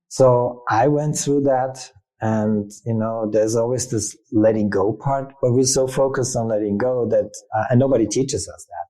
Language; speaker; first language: English; non-native, fluent; German